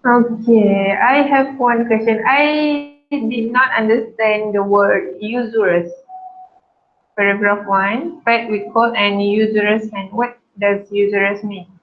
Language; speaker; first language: English; non-native, local second language; Malay